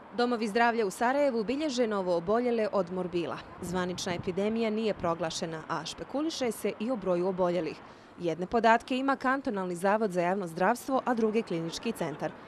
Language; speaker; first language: Croatian; native; Croatian